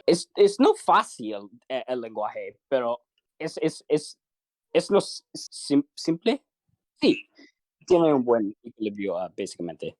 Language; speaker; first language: Spanish; non-native, learner; English